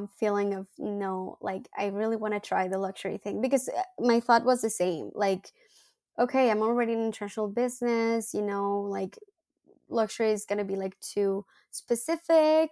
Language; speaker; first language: English; non-native, fluent; Spanish